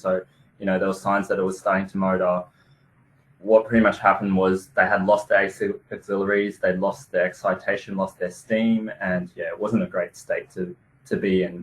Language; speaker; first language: English; native; English